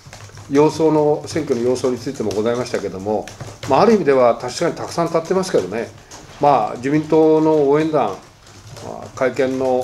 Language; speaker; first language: Japanese; native; Japanese